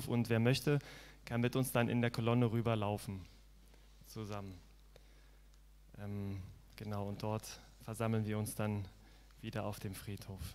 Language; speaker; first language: German; native; German